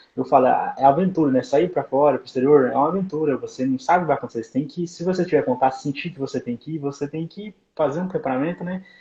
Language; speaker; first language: Portuguese; native; Portuguese